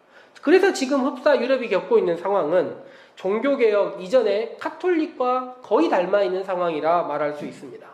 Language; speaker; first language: Korean; native; Korean